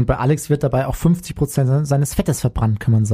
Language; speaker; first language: German; native; German